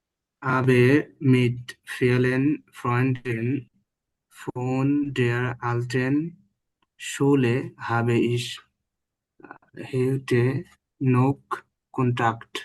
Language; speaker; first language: German; non-native, learner; Bangla